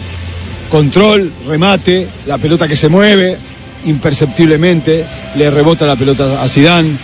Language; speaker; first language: Spanish; native; Spanish